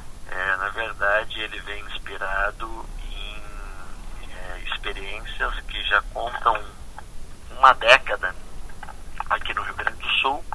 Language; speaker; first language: Portuguese; native; Portuguese